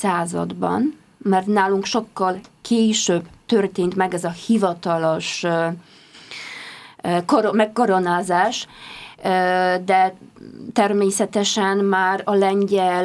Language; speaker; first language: Hungarian; non-native, fluent; Polish